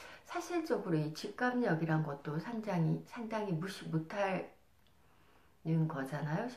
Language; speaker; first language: Korean; native; Korean